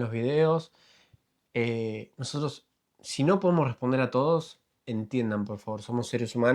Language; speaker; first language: Spanish; native; Spanish